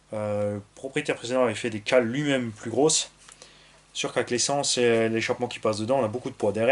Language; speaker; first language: French; native; French